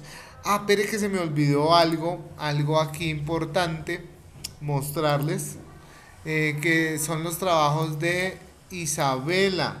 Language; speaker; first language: Spanish; native; Spanish